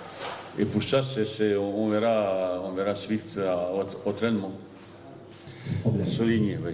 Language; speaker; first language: French; non-native, fluent; Bosnian